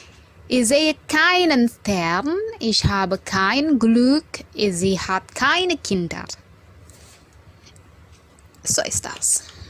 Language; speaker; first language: German; non-native, fluent; Indonesian